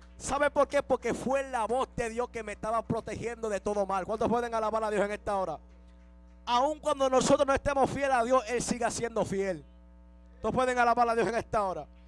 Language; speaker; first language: Spanish; early bilingual, heritage; Spanish